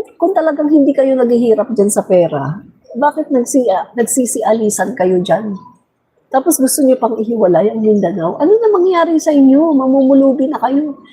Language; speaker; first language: Filipino; non-native, local second language; Cebuano